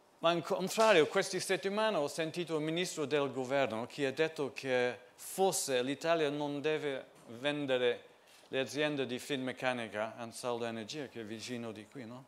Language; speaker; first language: Italian; non-native, fluent; English